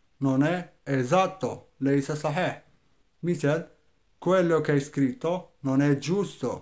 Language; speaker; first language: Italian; non-native, fluent; Arabic